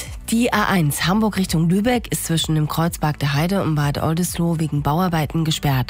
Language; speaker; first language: German; native; German